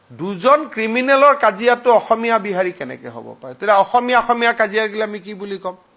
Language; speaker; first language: Assamese; non-native, local second language; Hindi